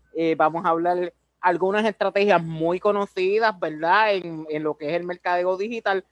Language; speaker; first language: Spanish; native; Spanish